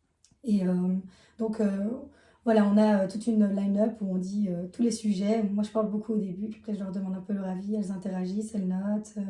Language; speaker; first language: French; native; French